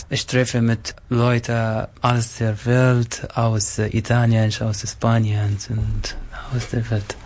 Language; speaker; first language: German; non-native, learner; Arabic